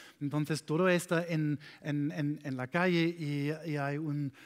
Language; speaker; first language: Spanish; non-native, learner; German